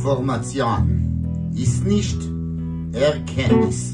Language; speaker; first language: German; non-native, learner; Hebrew